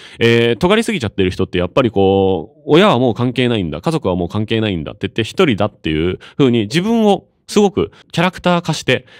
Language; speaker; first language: Japanese; native; Japanese